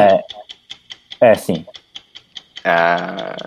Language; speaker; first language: Portuguese; non-native, learner; Japanese